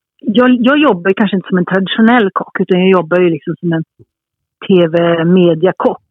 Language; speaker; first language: Swedish; early bilingual, heritage; Swedish